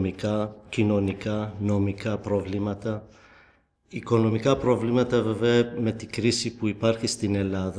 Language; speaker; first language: Greek; non-native, fluent; Kurdish